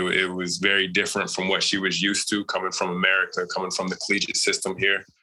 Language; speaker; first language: English; native; English